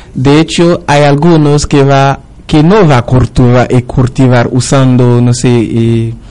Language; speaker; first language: Spanish; non-native, learner; Haitian Creole